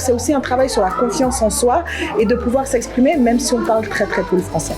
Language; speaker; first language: French; native; French